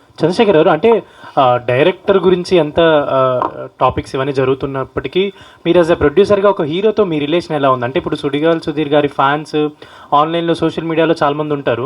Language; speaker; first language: Telugu; native; Telugu